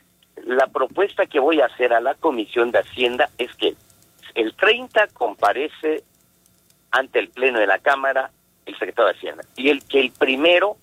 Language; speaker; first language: Spanish; native; Spanish